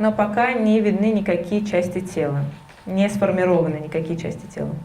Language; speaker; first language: Russian; native; Russian